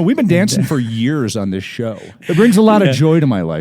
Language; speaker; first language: English; native; English